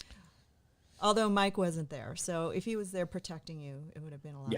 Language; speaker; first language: English; native; English